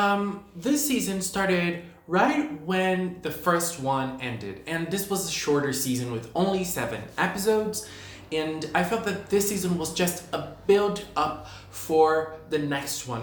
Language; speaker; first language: English; non-native, fluent; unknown